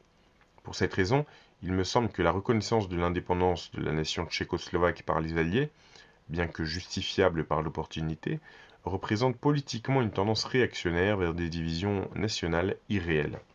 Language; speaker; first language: French; native; French